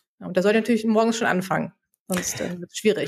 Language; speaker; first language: German; native; German